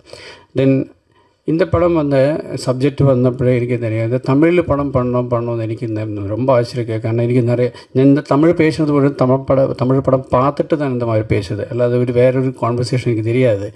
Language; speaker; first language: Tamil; non-native, learner; Malayalam